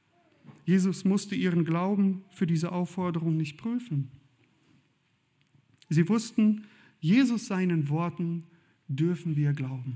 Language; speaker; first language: German; native; German